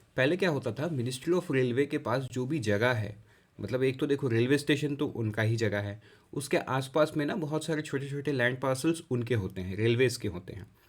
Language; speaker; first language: Hindi; non-native, local second language; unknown